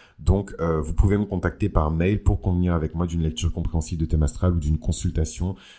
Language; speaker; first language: French; early bilingual, other home language; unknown